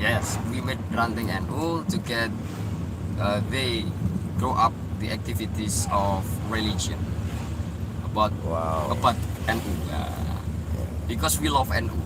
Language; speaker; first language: English; non-native, learner; Indonesian